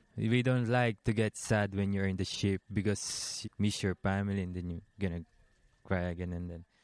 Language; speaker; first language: English; non-native, local second language; Filipino